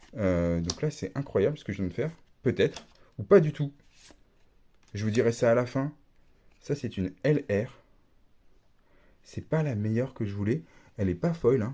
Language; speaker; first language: French; native; French